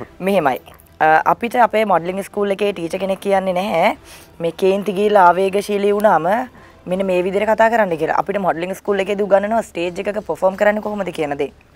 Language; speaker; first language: Sinhala; native; Sinhala